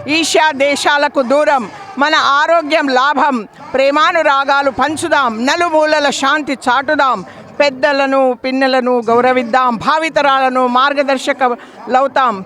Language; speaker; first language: Telugu; non-native, local second language; Marathi